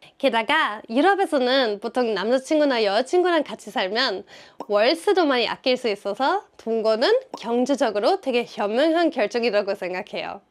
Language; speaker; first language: Korean; non-native, fluent; German